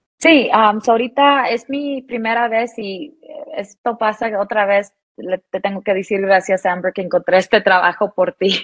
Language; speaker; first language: Spanish; early bilingual, heritage; Spanish